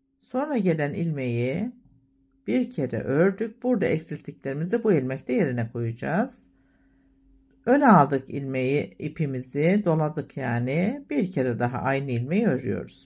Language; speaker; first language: Turkish; native; Turkish